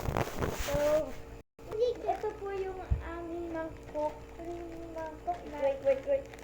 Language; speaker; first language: Filipino; native; Filipino